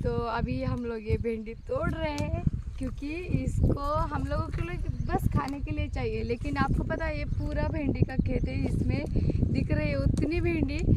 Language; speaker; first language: Hindi; non-native, local second language; Marathi